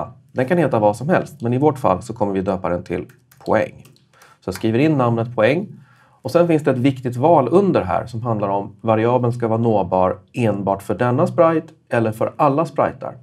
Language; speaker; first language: Swedish; native; Swedish